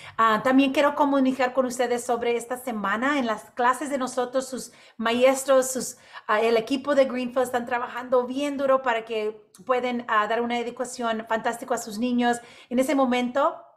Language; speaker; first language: Spanish; non-native, local second language; English